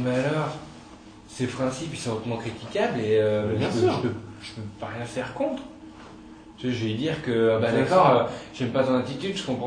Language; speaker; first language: French; native; French